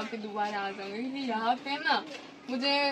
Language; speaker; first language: Hindi; non-native, learner; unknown